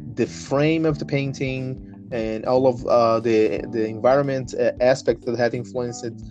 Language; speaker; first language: English; non-native, fluent; Portuguese